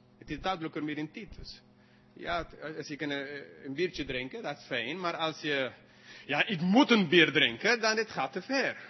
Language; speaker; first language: Dutch; non-native, fluent; English